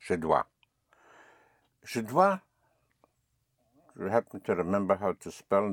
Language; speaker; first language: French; non-native, fluent; English